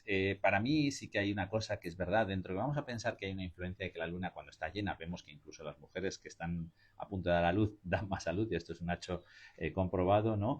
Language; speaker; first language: Spanish; native; Spanish